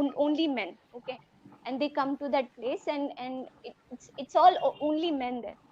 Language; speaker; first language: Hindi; non-native, local second language; Telugu